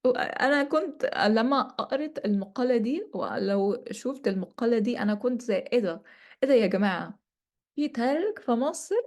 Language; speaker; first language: Egyptian Arabic; non-native, learner; English